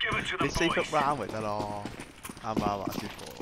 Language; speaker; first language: Cantonese; native; Cantonese